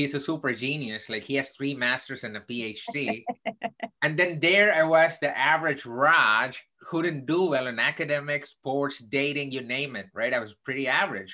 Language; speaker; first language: English; non-native, local second language; Tamil